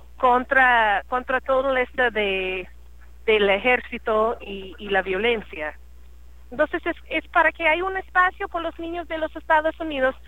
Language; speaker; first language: Spanish; non-native, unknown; English